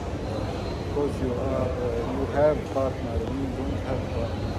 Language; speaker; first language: English; non-native, learner; Arabic